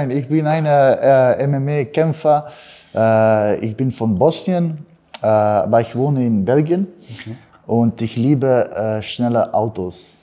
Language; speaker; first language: German; non-native, learner; Bosnian